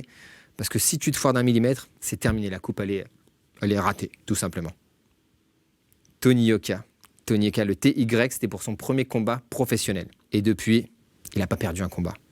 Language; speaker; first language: French; native; French